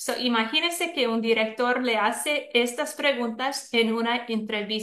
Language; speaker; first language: Spanish; non-native, fluent; English